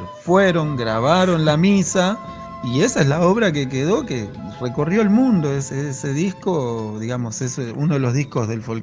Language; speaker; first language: Spanish; native; Spanish